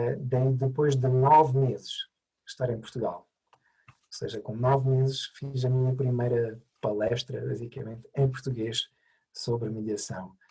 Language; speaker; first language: Portuguese; non-native, fluent; French